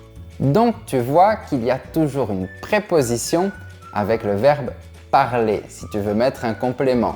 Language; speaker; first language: French; native; French